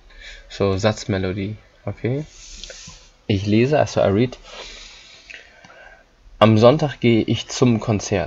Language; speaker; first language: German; non-native, fluent; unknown